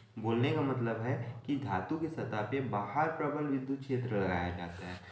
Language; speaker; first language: Hindi; native; Hindi